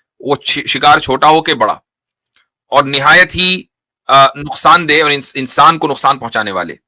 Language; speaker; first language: Urdu; native; Urdu